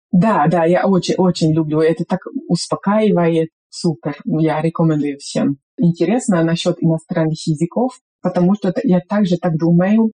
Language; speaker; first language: Russian; non-native, fluent; Hungarian